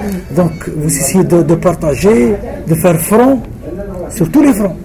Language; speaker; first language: French; non-native, local second language; Arabic